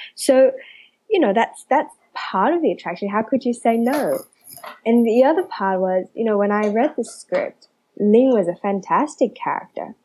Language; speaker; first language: English; early bilingual, other home language; Chinese